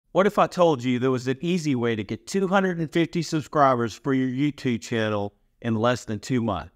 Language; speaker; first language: English; native; English